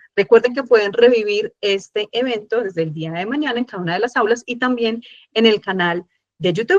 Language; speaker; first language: Spanish; native; Spanish